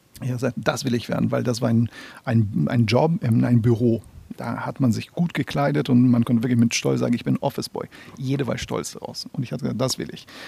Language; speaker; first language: German; non-native, fluent; Portuguese